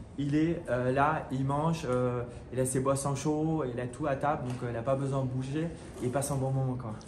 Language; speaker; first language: French; non-native, fluent; German